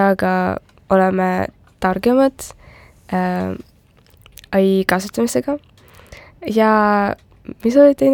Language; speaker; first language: Estonian; non-native, local second language; Russian